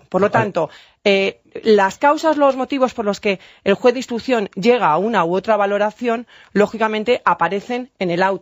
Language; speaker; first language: Spanish; native; Spanish